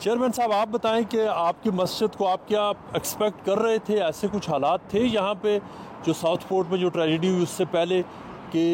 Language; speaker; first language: Urdu; native; Urdu